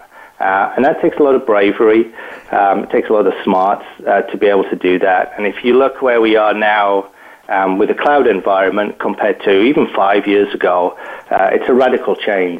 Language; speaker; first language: English; native; English